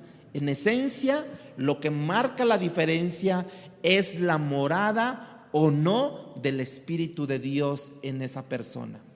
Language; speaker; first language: Spanish; native; Spanish